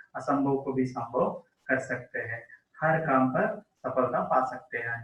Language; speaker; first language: Hindi; non-native, local second language; Telugu